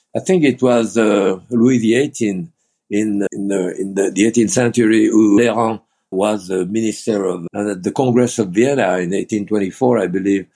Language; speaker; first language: English; non-native, fluent; French